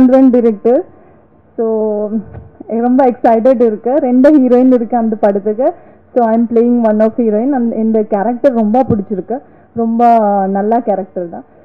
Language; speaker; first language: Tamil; non-native, learner; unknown